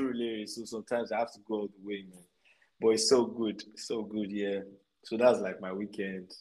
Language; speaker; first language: English; non-native, local second language; Yoruba